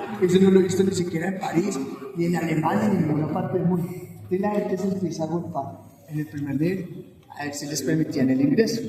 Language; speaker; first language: Spanish; native; Spanish